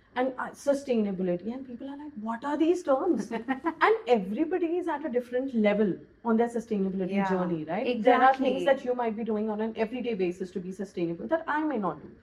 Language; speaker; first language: English; non-native, local second language; Hindi